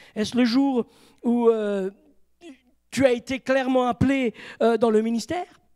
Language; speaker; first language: French; native; French